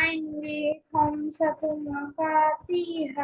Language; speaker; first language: Arabic; non-native, learner; Bangla